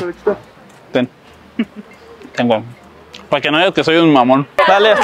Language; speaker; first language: Spanish; native; Spanish